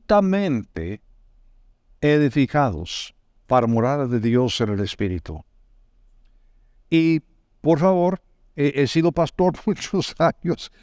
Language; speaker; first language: Spanish; non-native, fluent; English